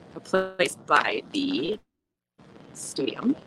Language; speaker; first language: English; early bilingual, other home language; Norwegian